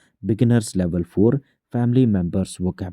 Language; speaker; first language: English; non-native, local second language; Khasi